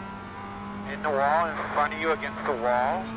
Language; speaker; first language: English; native; English